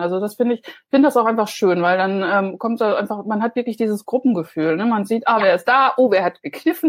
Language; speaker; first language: German; native; German